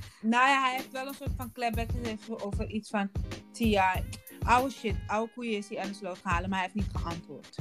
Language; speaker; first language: Dutch; native; Dutch